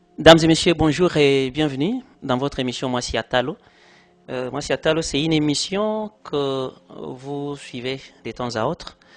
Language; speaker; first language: French; non-native, local second language; Lingala